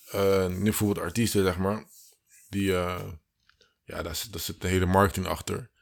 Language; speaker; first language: Dutch; early bilingual, other home language; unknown